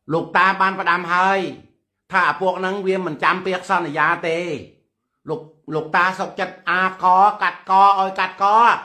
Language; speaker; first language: Khmer; native; Khmer